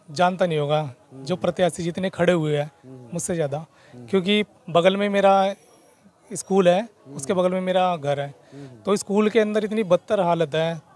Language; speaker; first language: Hindi; native; Hindi